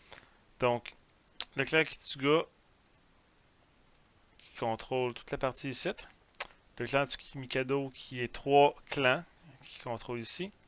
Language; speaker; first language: French; native; French